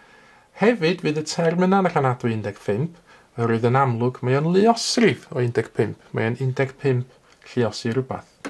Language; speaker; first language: Welsh; native; Welsh